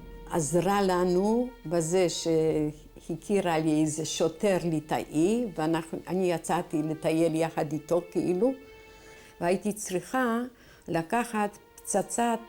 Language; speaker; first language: Hebrew; non-native, fluent; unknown